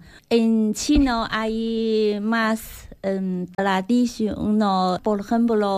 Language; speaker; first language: Spanish; non-native, learner; Chinese